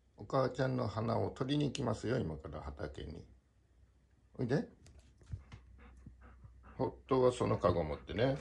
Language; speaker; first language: Japanese; native; Japanese